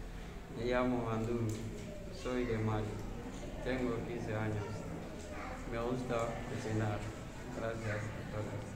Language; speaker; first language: Spanish; non-native, learner; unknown